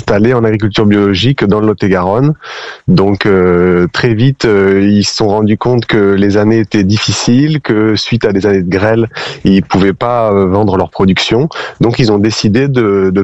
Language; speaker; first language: French; native; French